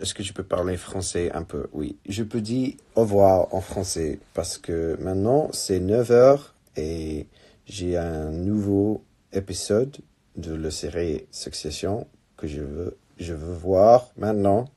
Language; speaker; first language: French; non-native, learner; English